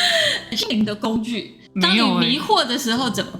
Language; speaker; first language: Chinese; native; Chinese